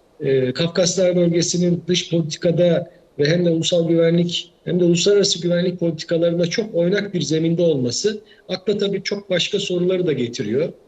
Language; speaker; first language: Turkish; native; Turkish